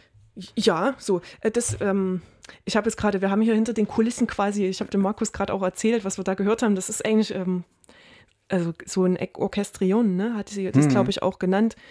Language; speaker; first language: German; native; German